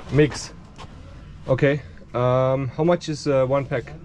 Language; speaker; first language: English; non-native, fluent; German